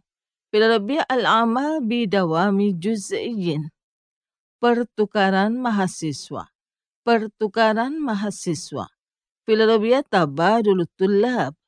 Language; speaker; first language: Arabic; non-native, fluent; Indonesian